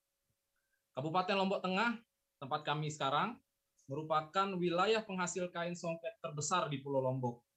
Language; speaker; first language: Indonesian; native; Indonesian